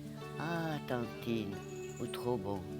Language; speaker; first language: French; non-native, local second language; Morisyen